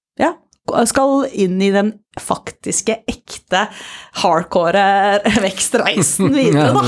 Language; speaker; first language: Norwegian; native; Norwegian